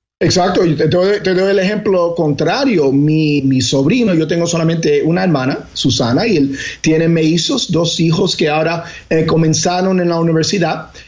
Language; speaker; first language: Spanish; early bilingual, heritage; Spanish